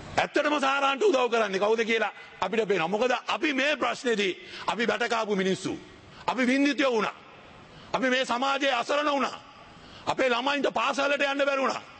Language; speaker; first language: Sinhala; non-native, local second language; Tamil